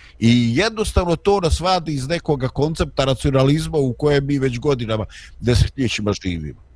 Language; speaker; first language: Bosnian; native; Bosnian